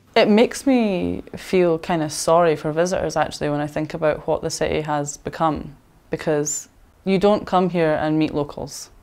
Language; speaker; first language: English; native; English